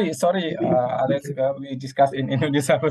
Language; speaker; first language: English; non-native, learner; Indonesian